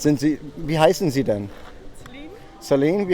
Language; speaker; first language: German; non-native, learner; English